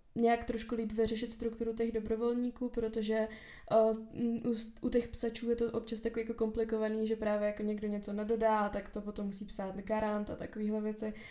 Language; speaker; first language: Czech; native; Czech